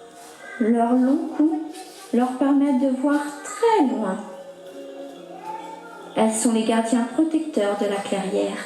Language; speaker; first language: French; native; French